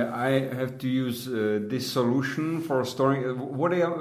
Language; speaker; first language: English; non-native, fluent; Czech